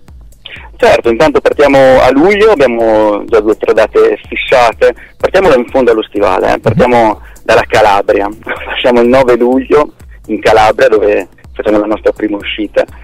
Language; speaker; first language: Italian; native; Italian